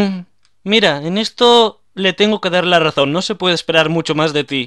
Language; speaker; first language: Spanish; native; Spanish